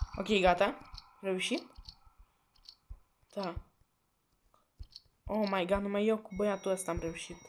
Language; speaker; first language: Romanian; native; Romanian